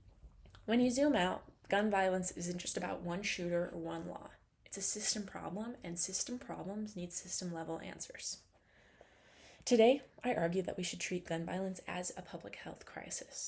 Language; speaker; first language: English; native; English